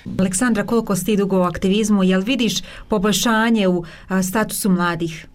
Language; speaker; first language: Croatian; native; Croatian